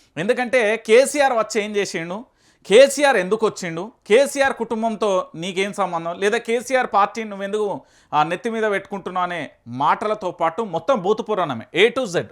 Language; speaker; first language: Telugu; native; Telugu